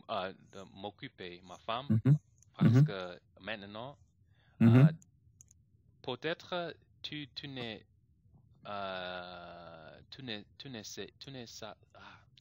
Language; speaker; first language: French; non-native, learner; English